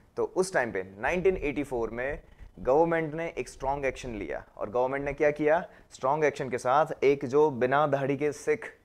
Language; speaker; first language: Hindi; non-native, local second language; Gujarati